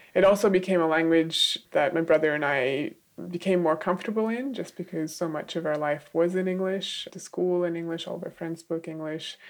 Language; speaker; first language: English; native; English